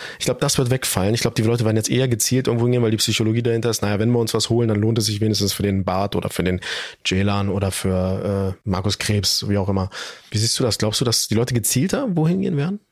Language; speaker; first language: German; early bilingual, other home language; Turkish